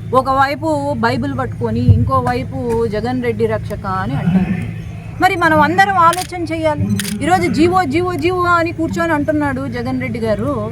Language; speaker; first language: Telugu; native; Telugu